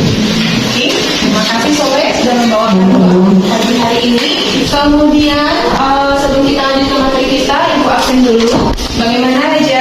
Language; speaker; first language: Indonesian; native; Indonesian